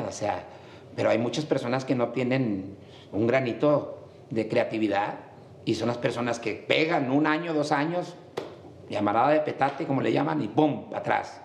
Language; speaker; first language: Spanish; native; Spanish